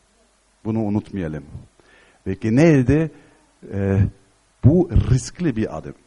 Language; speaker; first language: Turkish; non-native, fluent; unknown